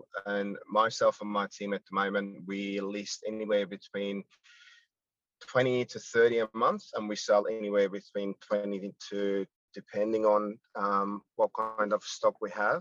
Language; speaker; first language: English; non-native, fluent; Greek